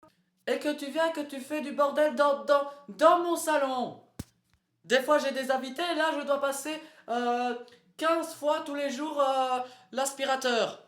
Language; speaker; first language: French; native; French